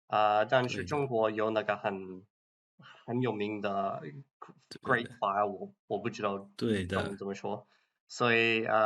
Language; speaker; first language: Chinese; non-native, learner; English